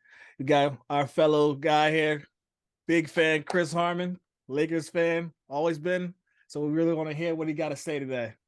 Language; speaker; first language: English; native; English